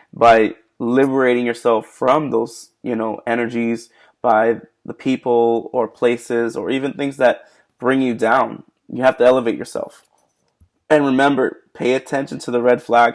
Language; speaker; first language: English; native; English